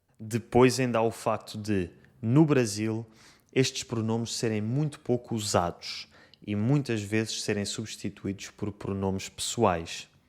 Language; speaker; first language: Portuguese; native; Portuguese